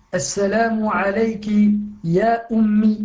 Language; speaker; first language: Arabic; non-native, learner; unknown